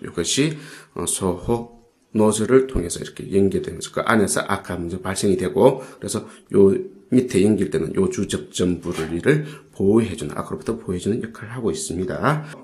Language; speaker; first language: Korean; native; Korean